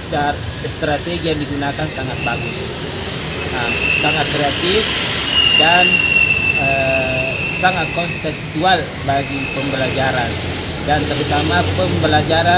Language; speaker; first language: Indonesian; native; Indonesian